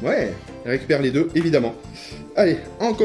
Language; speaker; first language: French; native; French